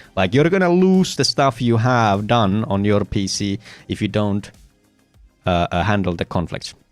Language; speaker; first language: English; non-native, fluent; Finnish